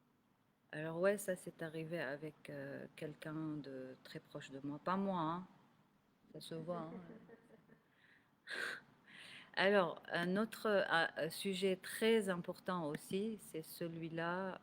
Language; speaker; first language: French; non-native, local second language; Arabic